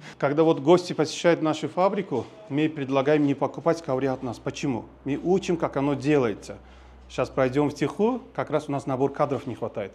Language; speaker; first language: Russian; non-native, local second language; Tajik